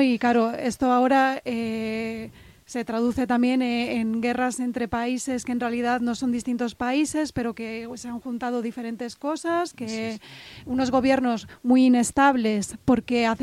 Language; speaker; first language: Spanish; native; Spanish